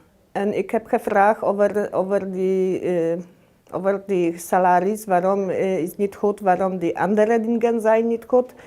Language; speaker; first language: Dutch; non-native, learner; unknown